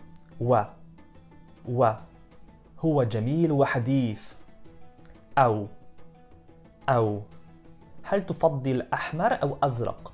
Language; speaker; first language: Arabic; non-native, fluent; Polish